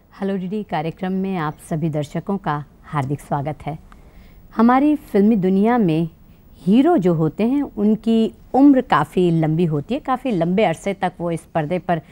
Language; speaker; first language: Hindi; native; Hindi